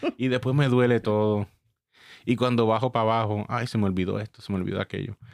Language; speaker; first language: Spanish; early bilingual, heritage; Spanish